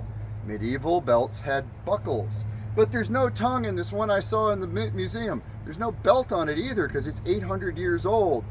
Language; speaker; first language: English; native; English